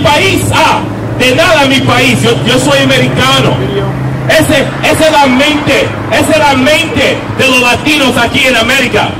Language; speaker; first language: Spanish; non-native, learner; English